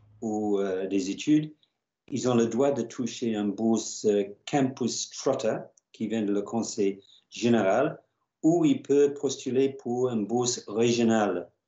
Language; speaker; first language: French; non-native, fluent; English